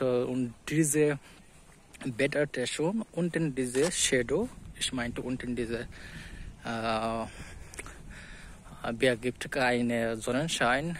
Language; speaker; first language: German; non-native, learner; Bangla